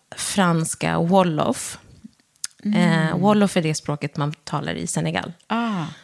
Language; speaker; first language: Swedish; early bilingual, other home language; Wolof